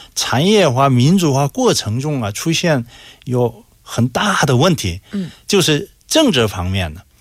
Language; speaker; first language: Chinese; non-native, fluent; Korean